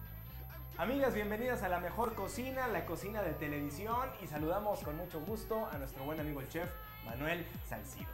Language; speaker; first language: Spanish; native; Spanish